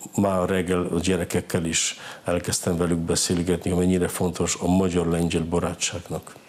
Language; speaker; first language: Hungarian; non-native, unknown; Polish